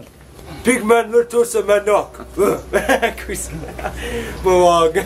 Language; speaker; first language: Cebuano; non-native, learner; English